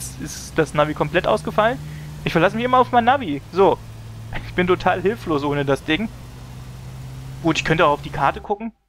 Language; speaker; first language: German; native; German